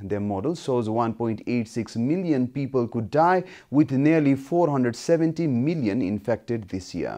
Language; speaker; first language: English; non-native, fluent; Nepali